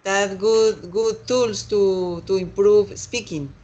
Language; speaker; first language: English; non-native, learner; Spanish